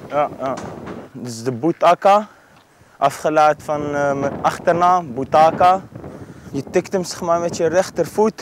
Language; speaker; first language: Dutch; early bilingual, other home language; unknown